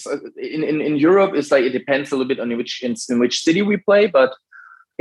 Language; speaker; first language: English; non-native, fluent; German